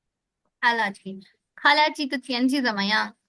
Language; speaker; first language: Chinese; non-native, fluent; Urdu